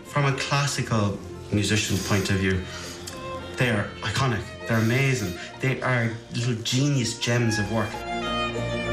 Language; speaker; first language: English; native; English